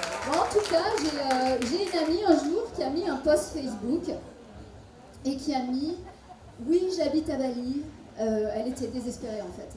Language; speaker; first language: French; native; French